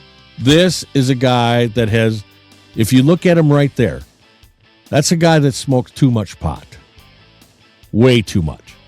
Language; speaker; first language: English; native; English